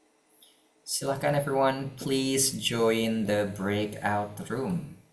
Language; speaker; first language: English; non-native, fluent; Indonesian